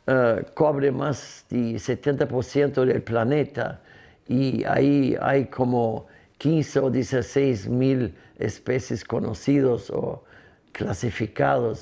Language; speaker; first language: Spanish; non-native, fluent; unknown